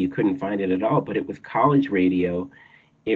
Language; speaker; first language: English; native; English